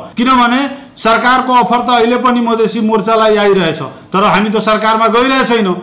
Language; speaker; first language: Nepali; non-native, local second language; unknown